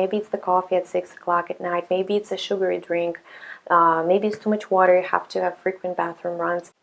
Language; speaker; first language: English; non-native, fluent; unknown